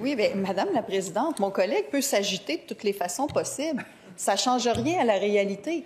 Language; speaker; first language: French; native; French